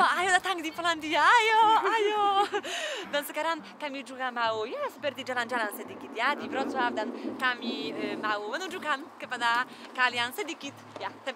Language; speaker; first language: Indonesian; non-native, learner; Polish